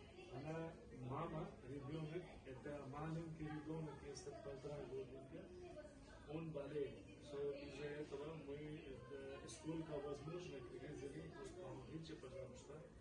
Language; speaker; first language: Russian; non-native, learner; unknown